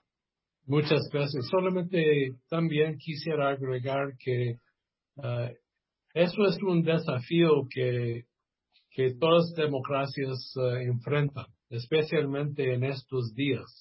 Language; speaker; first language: Spanish; non-native, fluent; English